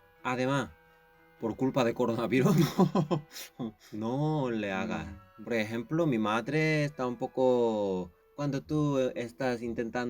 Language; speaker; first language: Spanish; non-native, learner; Korean